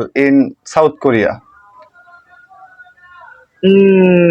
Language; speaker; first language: English; non-native, learner; Bangla